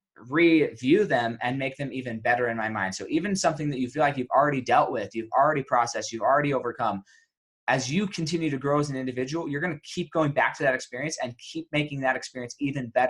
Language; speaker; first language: English; native; English